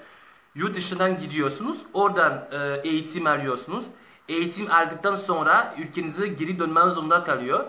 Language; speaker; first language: Turkish; non-native, learner; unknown